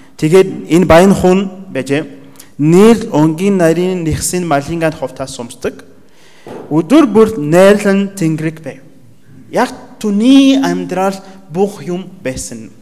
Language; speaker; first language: Mongolian; non-native, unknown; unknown